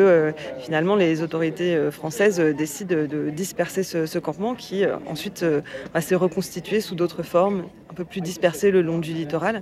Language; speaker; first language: French; native; French